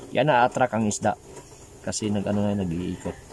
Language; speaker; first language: Filipino; non-native, local second language; Cebuano